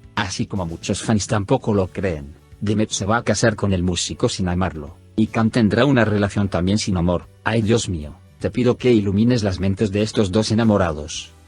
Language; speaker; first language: Spanish; native; Spanish